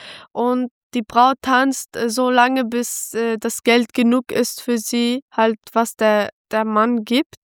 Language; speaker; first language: German; early bilingual, other home language; Pashto